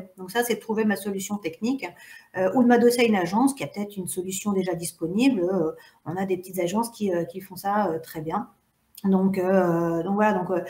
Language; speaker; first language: French; native; French